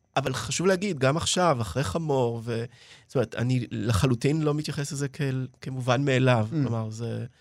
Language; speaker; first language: Hebrew; native; Hebrew